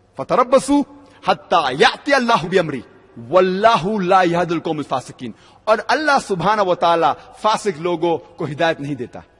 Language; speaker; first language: Urdu; native; Urdu